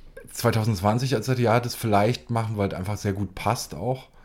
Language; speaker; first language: German; native; German